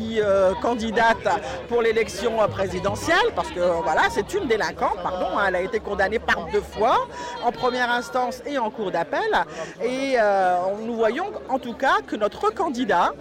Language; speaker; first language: French; native; French